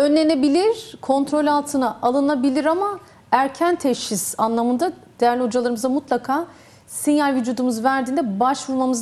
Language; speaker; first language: Turkish; native; Turkish